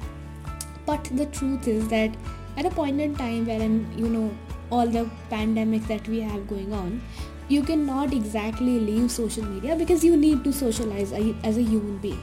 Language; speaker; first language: English; non-native, local second language; Hindi